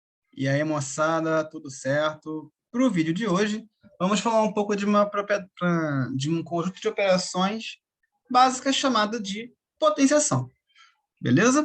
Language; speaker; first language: Portuguese; native; Portuguese